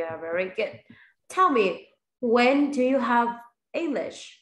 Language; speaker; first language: English; non-native, fluent; Vietnamese